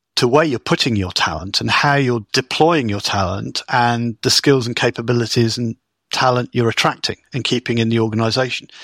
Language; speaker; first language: English; native; English